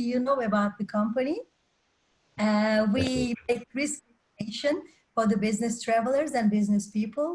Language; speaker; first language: English; non-native, fluent; Turkish